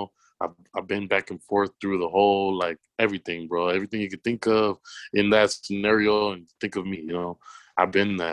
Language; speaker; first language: English; native; English